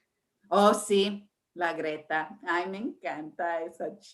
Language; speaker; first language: Spanish; early bilingual, heritage; English